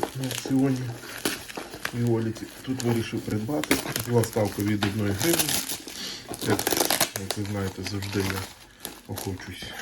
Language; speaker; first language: Ukrainian; native; Ukrainian